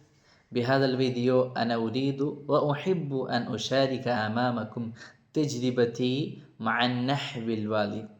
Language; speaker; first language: Arabic; non-native, fluent; Malayalam